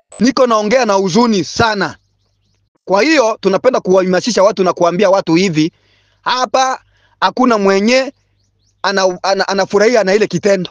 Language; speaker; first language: Swahili; non-native, local second language; Bembe